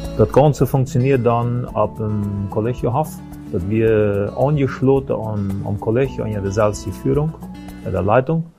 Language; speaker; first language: German; non-native, local second language; Plautdietsch